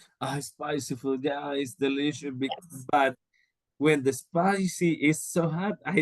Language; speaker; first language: English; non-native, learner; Spanish